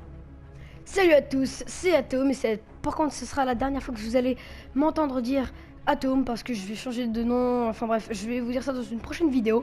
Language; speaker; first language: French; native; French